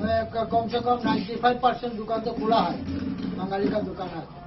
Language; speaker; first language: Hindi; non-native, local second language; Bangla